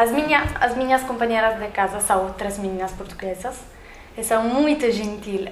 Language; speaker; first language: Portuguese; non-native, learner; Italian